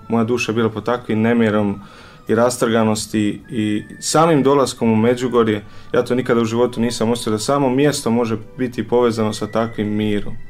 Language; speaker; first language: Croatian; native; Croatian